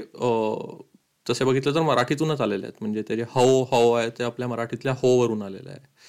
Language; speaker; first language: Marathi; early bilingual, heritage; Marathi